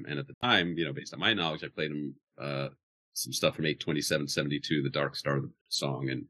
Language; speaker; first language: English; native; English